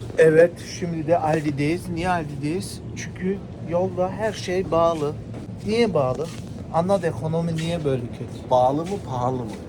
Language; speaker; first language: Turkish; early bilingual, heritage; Turkish